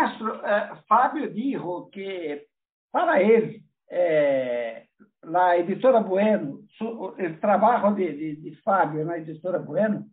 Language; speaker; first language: Spanish; non-native, learner; Portuguese